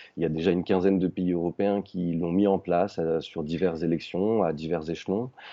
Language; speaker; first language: French; native; French